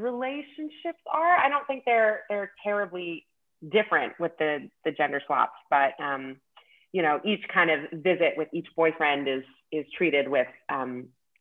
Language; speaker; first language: English; native; English